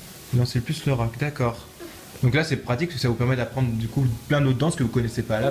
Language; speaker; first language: French; native; French